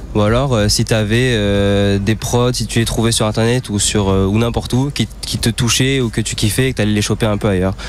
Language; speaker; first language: French; native; French